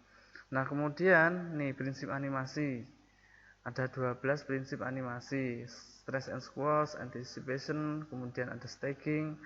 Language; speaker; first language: Indonesian; native; Indonesian